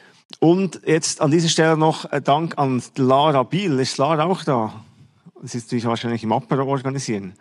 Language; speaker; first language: German; native; German